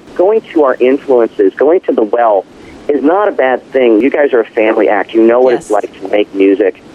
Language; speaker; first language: English; native; English